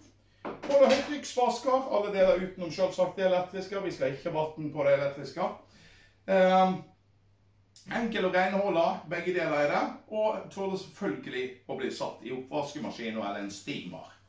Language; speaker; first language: Norwegian; native; Norwegian